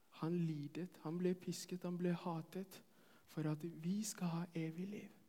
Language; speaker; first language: Norwegian; non-native, fluent; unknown